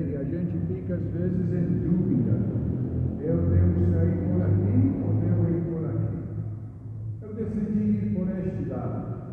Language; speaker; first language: Portuguese; non-native, fluent; English